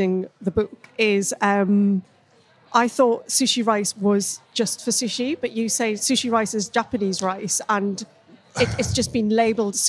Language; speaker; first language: English; native; English